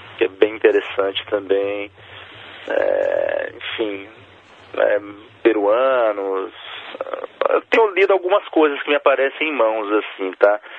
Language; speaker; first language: Portuguese; native; Portuguese